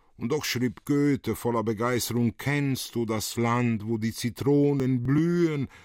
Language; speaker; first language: German; early bilingual, other home language; Italian